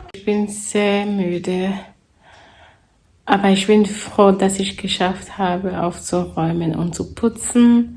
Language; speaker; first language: German; non-native, fluent; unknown